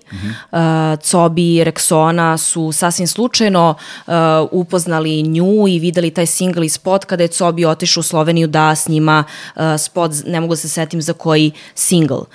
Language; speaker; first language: Serbian; early bilingual, heritage; Serbian